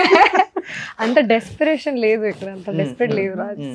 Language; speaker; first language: Telugu; non-native, local second language; Hindi